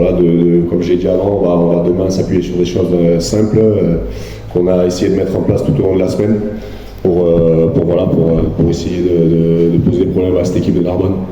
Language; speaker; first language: French; native; French